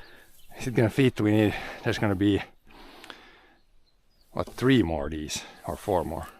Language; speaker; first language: English; non-native, fluent; Swedish